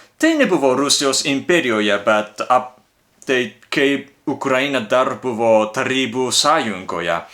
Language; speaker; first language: Lithuanian; non-native, fluent; Japanese